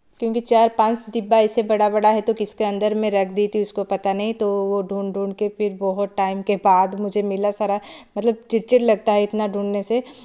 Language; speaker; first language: Hindi; non-native, local second language; Odia